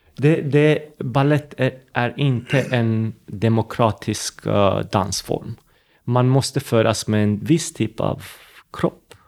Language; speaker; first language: Swedish; non-native, fluent; Romanian